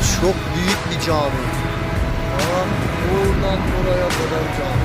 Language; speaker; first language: Turkish; non-native, fluent; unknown